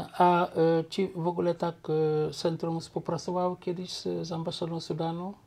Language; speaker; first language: Polish; non-native, local second language; Wolof